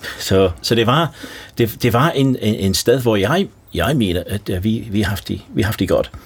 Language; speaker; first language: Danish; non-native, fluent; English